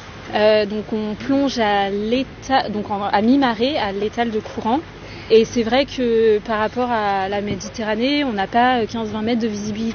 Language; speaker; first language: French; native; French